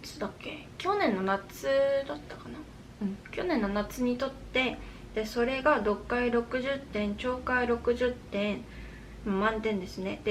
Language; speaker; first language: Japanese; non-native, fluent; Korean